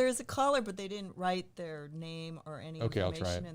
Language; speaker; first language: English; native; English